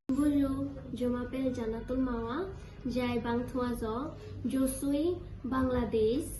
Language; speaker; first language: French; non-native, learner; Bangla